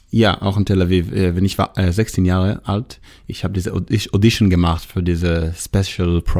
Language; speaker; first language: German; non-native, learner; Hebrew